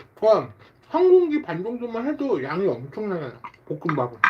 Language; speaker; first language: Korean; native; Korean